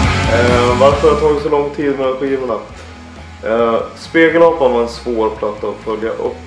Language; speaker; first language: Swedish; native; Swedish